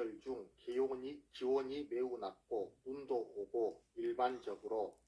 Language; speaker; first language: Korean; native; Korean